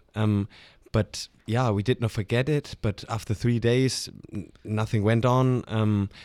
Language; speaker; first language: English; non-native, fluent; German